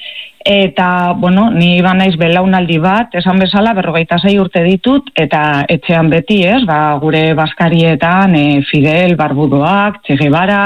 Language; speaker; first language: Basque; native; Basque